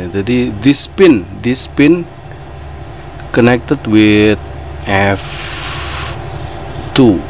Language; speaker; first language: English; non-native, learner; Indonesian